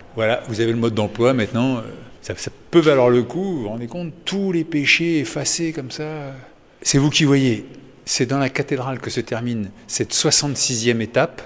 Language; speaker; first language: French; native; French